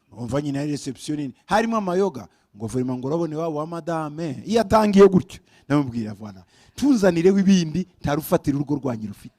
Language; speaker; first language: Kinyarwanda; early bilingual, heritage; Kinyarwanda